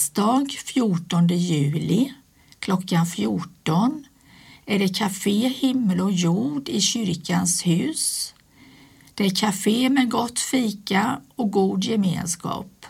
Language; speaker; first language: Swedish; native; Swedish